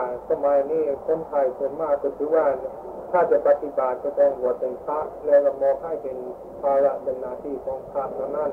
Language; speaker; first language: Thai; non-native, fluent; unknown